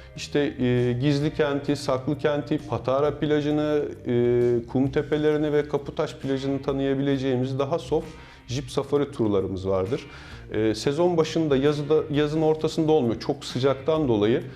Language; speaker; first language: Turkish; native; Turkish